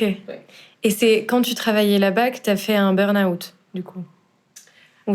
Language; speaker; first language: French; native; French